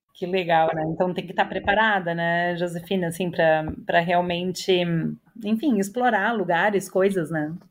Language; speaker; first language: Portuguese; native; Portuguese